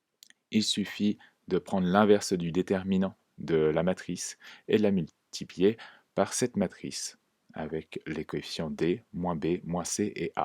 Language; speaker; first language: French; native; French